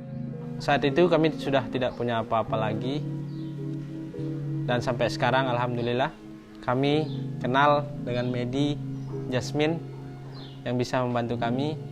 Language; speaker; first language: Indonesian; non-native, local second language; Sasak